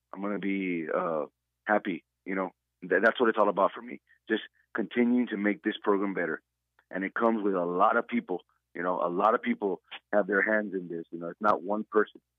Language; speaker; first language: English; native; English